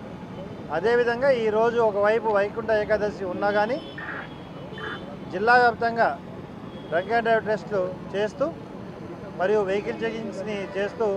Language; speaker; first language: Telugu; native; Telugu